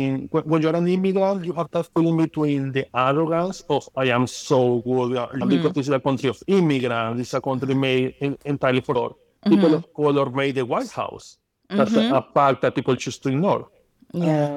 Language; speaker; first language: English; non-native, fluent; Spanish